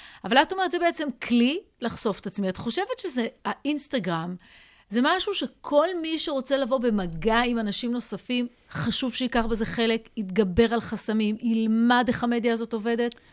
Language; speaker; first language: Hebrew; native; Hebrew